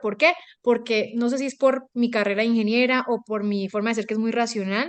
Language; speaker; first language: Spanish; native; Spanish